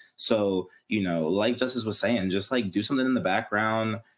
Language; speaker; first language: English; native; English